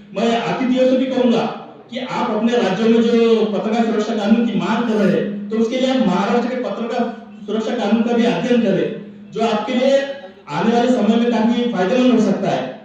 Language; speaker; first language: Hindi; non-native, local second language; Marathi